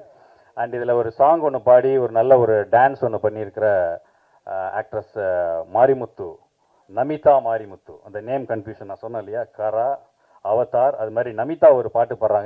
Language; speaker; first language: Tamil; native; Tamil